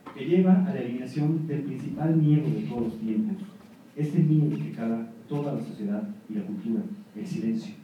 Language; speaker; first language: Spanish; native; Spanish